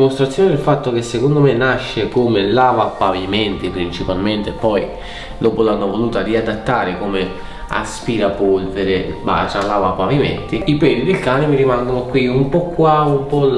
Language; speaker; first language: Italian; native; Italian